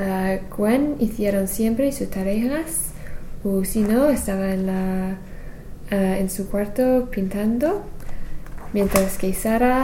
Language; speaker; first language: Spanish; non-native, learner; English